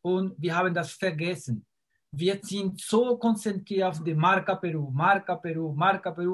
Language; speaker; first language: German; non-native, fluent; Spanish